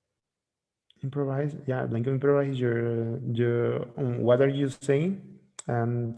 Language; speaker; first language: English; non-native, learner; Spanish